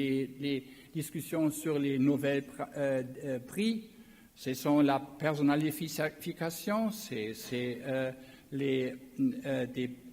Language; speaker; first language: French; non-native, learner; German